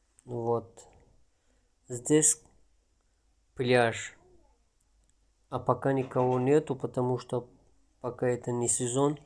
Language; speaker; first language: Russian; non-native, local second language; Tajik